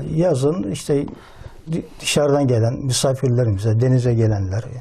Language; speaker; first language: Turkish; native; Turkish